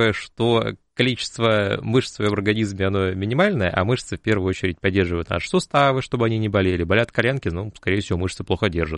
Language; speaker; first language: Russian; native; Russian